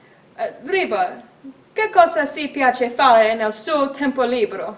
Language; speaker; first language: Italian; non-native, learner; English